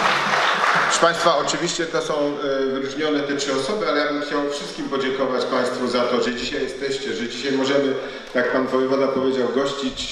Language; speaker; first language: Polish; native; Polish